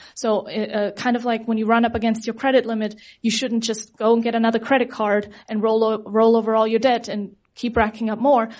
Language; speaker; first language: English; non-native, fluent; German